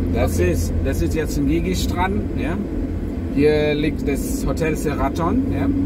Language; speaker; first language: German; non-native, learner; Indonesian